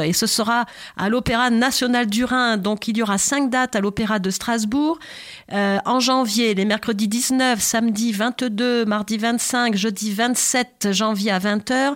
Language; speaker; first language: French; native; French